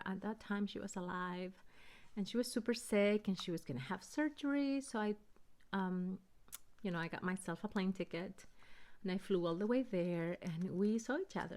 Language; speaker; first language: English; early bilingual, other home language; Spanish